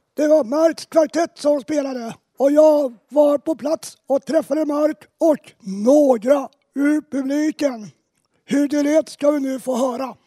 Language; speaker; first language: Swedish; native; Swedish